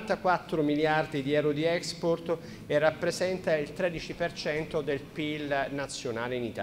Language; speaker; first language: Italian; native; Italian